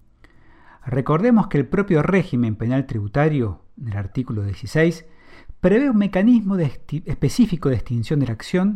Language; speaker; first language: Spanish; native; Spanish